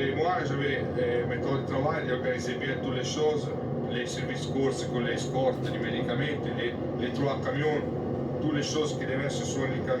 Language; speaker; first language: French; non-native, learner; Italian